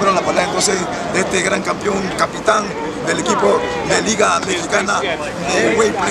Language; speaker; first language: Spanish; native; Spanish